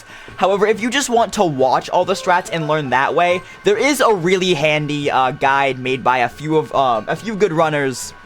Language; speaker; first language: English; native; English